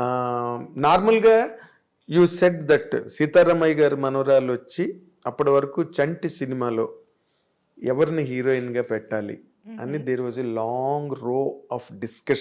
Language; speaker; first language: Telugu; native; Telugu